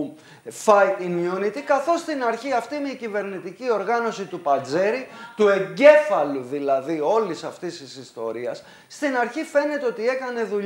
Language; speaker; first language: Greek; native; Greek